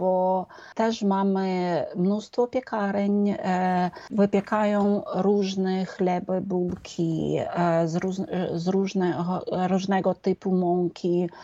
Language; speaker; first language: Polish; non-native, fluent; Ukrainian